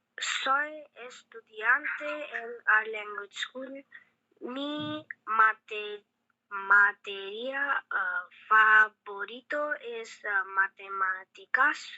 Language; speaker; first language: Spanish; non-native, learner; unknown